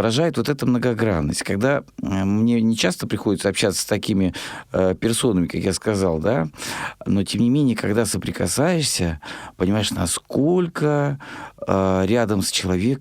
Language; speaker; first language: Russian; native; Russian